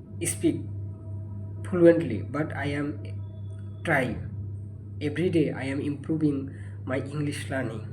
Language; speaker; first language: English; non-native, learner; Bangla